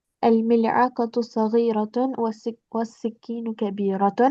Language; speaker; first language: Arabic; non-native, learner; Albanian